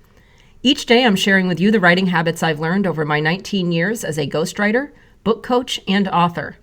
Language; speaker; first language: English; native; English